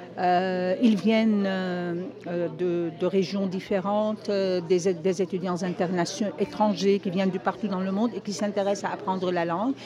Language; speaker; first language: French; non-native, local second language; Arabic